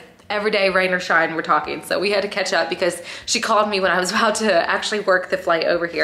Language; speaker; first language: English; native; English